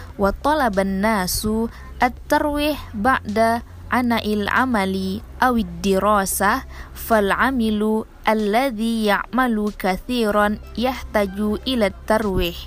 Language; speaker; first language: Arabic; non-native, learner; Indonesian